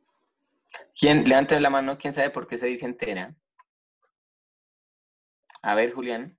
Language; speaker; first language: Spanish; native; Spanish